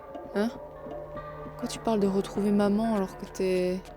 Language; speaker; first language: French; native; French